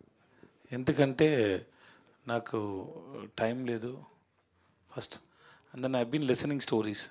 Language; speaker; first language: Telugu; non-native, learner; Tamil